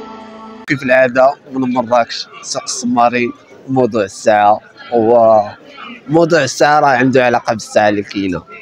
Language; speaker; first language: Arabic; native; Arabic